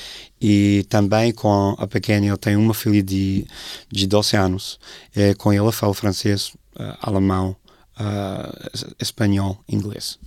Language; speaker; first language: Portuguese; non-native, fluent; English